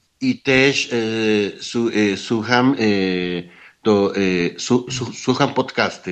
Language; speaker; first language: Polish; non-native, learner; Spanish